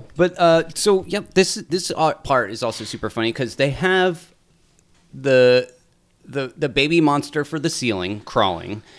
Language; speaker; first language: English; native; English